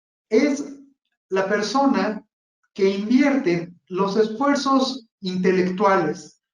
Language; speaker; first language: Spanish; native; Spanish